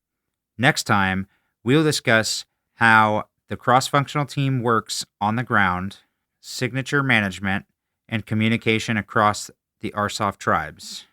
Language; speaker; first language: English; native; English